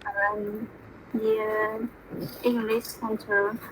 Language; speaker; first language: English; non-native, learner; Vietnamese